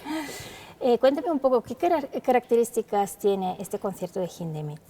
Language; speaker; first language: Spanish; native; Spanish